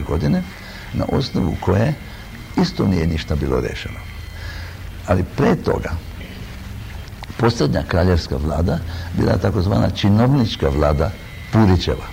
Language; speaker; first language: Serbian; early bilingual, heritage; Croatian